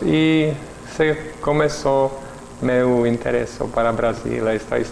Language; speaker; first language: Portuguese; non-native, learner; Czech